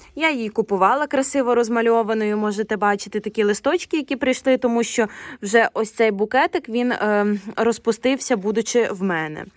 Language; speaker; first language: Ukrainian; non-native, local second language; Russian